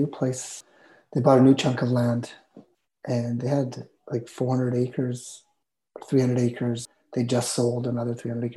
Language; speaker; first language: English; native; English